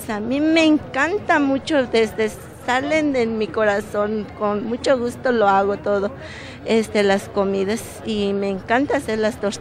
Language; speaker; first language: Spanish; non-native, local second language; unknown